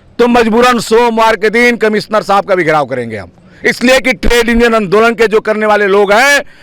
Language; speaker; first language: Hindi; native; Hindi